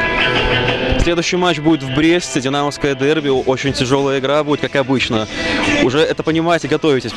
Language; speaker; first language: Russian; native; Russian